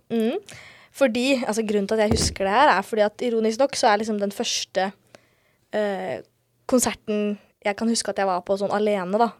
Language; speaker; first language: Norwegian; early bilingual, other home language; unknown